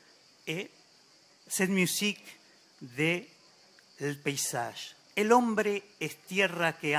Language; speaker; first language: French; non-native, fluent; Spanish